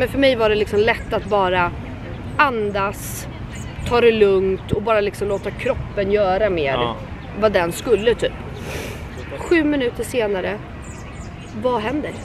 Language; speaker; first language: Swedish; native; Swedish